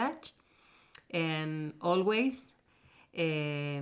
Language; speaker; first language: English; non-native, learner; Spanish